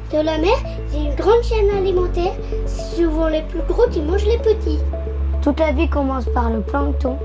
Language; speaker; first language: French; native; French